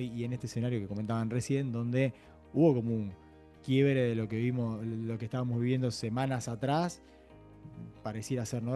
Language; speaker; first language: Spanish; native; Spanish